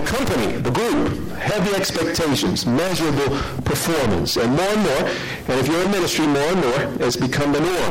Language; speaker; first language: English; native; English